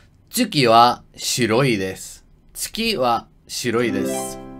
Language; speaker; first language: Japanese; non-native, learner; English